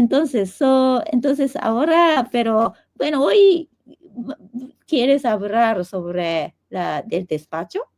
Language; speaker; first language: Spanish; non-native, fluent; Japanese